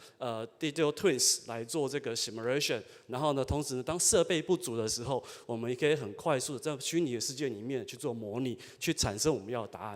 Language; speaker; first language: Chinese; native; Chinese